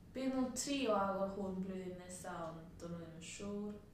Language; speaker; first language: Welsh; non-native, learner; Spanish